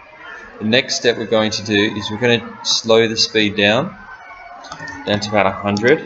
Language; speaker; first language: English; native; English